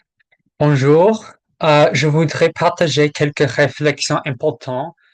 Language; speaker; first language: French; non-native, learner; English